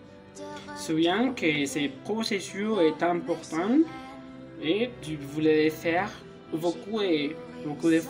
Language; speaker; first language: French; non-native, learner; Spanish